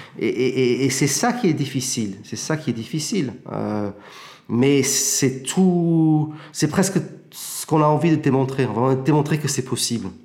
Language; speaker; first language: French; early bilingual, heritage; French